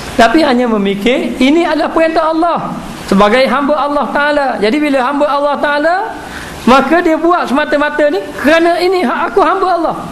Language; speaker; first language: Malay; native; Malay